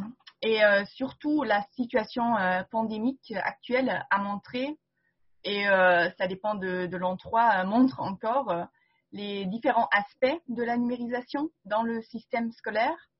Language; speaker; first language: French; non-native, fluent; German